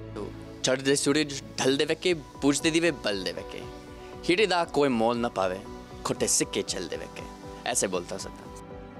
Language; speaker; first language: Hindi; non-native, fluent; English